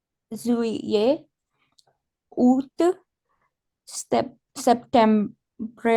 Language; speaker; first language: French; non-native, learner; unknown